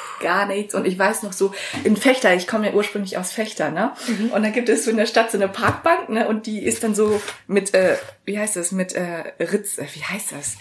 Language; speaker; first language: German; early bilingual, other home language; Vietnamese